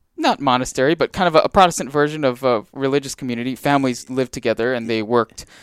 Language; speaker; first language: English; native; English